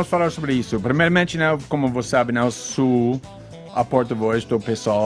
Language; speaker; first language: Portuguese; non-native, fluent; English